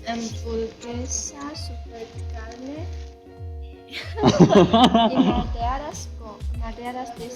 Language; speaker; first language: Spanish; non-native, learner; Chinese